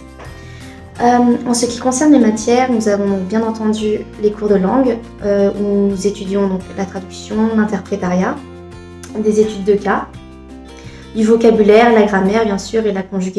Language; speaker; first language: French; native; French